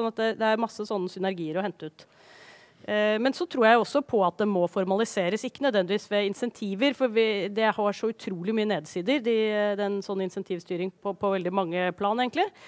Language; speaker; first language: Norwegian; native; Norwegian